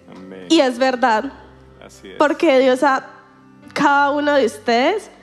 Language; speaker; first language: Spanish; native; Spanish